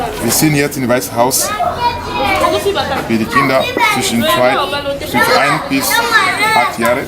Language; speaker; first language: German; non-native, learner; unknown